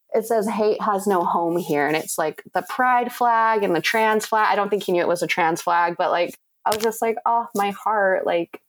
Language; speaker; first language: English; native; English